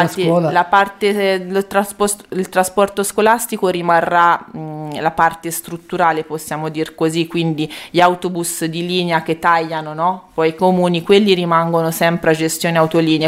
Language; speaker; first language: Italian; native; Italian